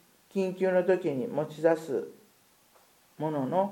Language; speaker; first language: Japanese; native; Japanese